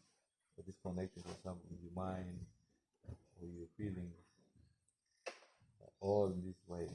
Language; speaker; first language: English; non-native, learner; Spanish